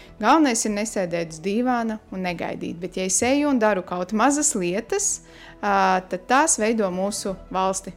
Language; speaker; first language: Latvian; native; Latvian